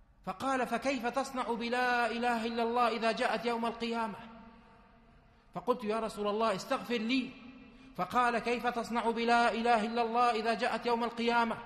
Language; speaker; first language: Arabic; native; Arabic